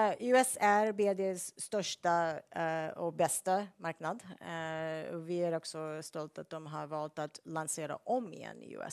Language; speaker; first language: Swedish; non-native, fluent; English